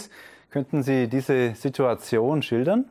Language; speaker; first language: German; native; German